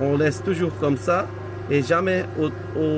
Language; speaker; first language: French; non-native, local second language; Dutch